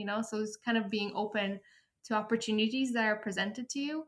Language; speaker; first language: English; early bilingual, other home language; Polish